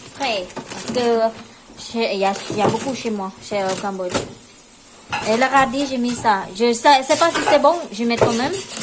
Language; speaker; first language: French; non-native, local second language; Khmer